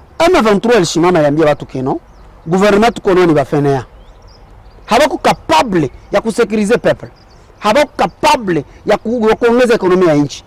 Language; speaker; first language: Swahili; non-native, local second language; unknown